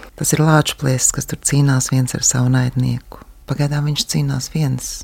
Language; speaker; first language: Latvian; native; Latvian